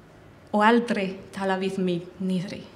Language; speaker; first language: Icelandic; non-native, learner; French